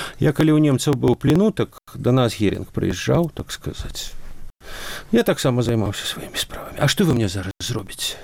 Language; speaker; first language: Belarusian; non-native, local second language; Russian